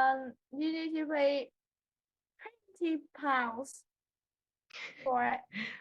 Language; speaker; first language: English; non-native, learner; Vietnamese